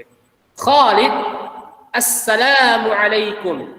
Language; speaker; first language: Arabic; non-native, fluent; Indonesian